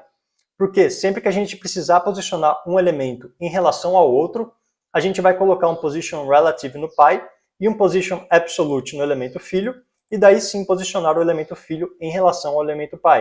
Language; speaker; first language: Portuguese; native; Portuguese